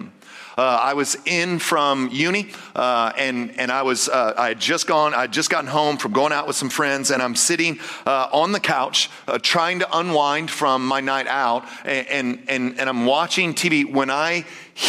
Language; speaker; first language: English; native; English